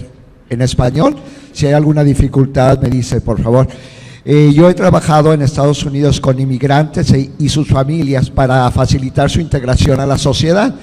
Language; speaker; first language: Spanish; non-native, fluent; Portuguese